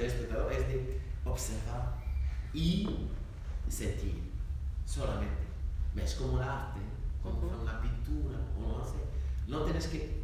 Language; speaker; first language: Spanish; non-native, learner; French